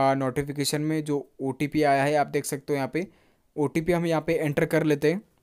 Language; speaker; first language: Hindi; non-native, local second language; Marathi